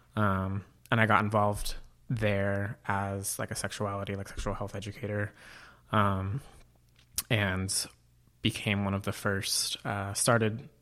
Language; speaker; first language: English; native; English